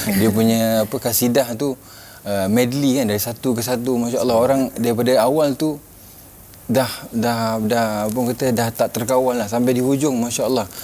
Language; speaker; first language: Malay; native; Malay